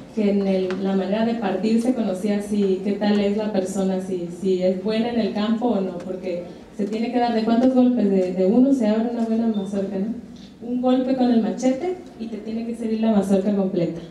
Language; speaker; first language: Spanish; native; Spanish